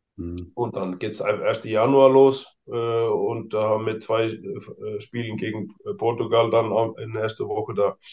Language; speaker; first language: German; non-native, fluent; Icelandic